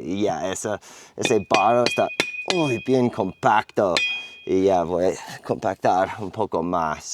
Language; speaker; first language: Spanish; non-native, learner; English